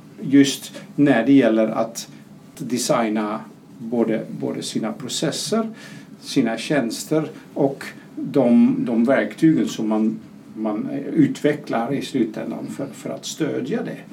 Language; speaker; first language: Swedish; non-native, fluent; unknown